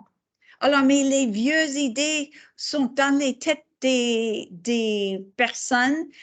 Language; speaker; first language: French; non-native, fluent; English